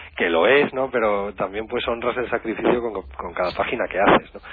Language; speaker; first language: Spanish; native; Spanish